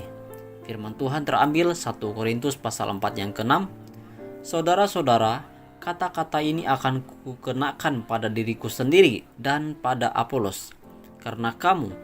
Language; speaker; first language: Indonesian; native; Indonesian